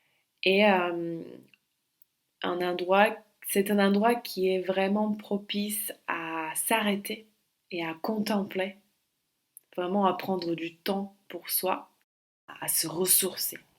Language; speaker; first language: French; non-native, fluent; Slovak